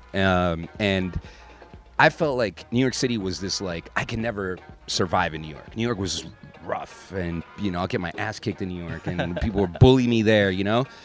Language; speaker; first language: English; native; English